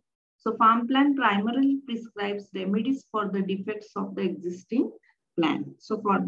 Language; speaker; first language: English; non-native, local second language; Marathi